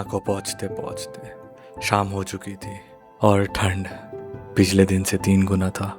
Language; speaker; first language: Hindi; non-native, local second language; Bangla